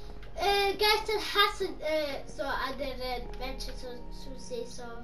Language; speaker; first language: German; non-native, learner; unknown